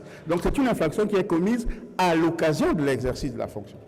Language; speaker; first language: French; native; French